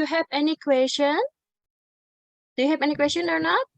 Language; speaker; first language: English; non-native, fluent; Indonesian